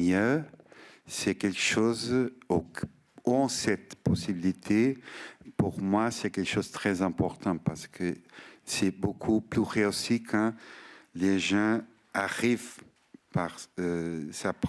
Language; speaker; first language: French; non-native, fluent; Portuguese